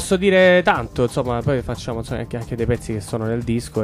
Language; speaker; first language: Italian; native; Italian